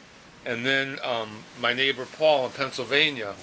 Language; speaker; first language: English; native; English